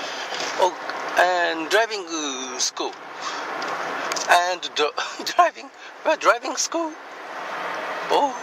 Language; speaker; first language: English; non-native, learner; Japanese